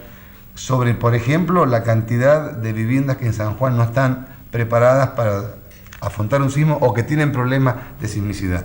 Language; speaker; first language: Spanish; native; Spanish